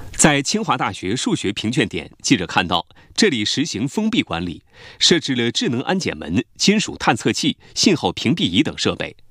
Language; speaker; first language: Chinese; native; Chinese